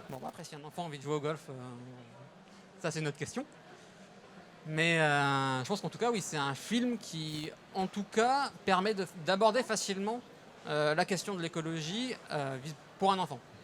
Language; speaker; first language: French; native; French